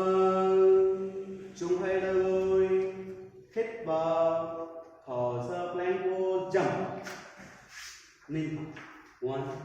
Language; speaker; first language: Vietnamese; non-native, learner; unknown